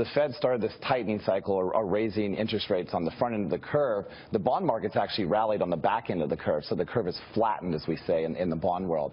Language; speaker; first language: English; native; English